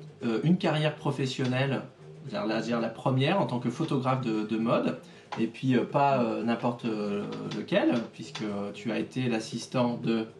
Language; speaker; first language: French; native; French